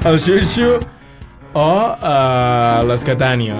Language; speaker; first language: Catalan; native; Catalan